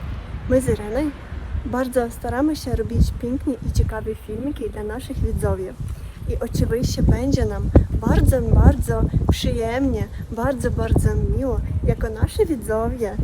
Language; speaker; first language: Polish; non-native, learner; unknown